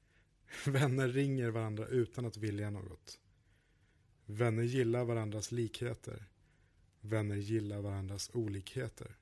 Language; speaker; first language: Swedish; native; Swedish